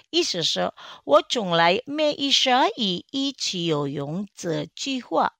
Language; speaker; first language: Chinese; non-native, fluent; Indonesian